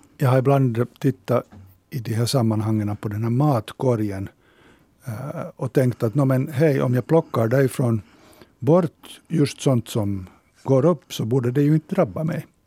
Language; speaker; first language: Swedish; native; Swedish